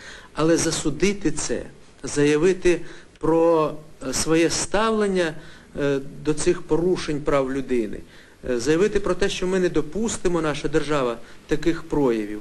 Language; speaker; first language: Ukrainian; native; Ukrainian